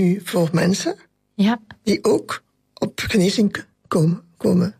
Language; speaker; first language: Dutch; non-native, local second language; French